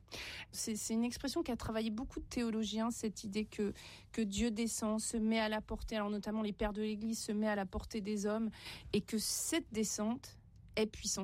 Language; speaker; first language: French; native; French